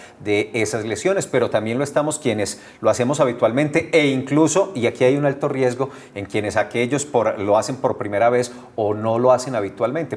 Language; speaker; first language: Spanish; native; Spanish